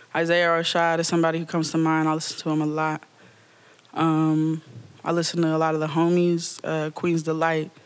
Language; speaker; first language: English; native; English